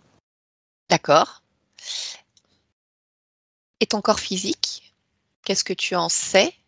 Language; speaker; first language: French; native; French